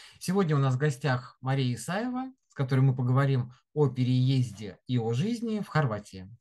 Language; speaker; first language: Russian; native; Russian